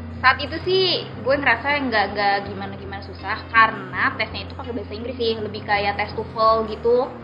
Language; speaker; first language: Indonesian; native; Indonesian